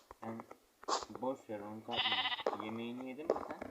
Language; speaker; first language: Turkish; native; Turkish